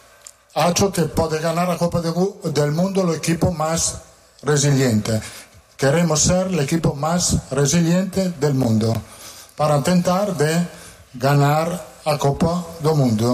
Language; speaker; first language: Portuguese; non-native, learner; Italian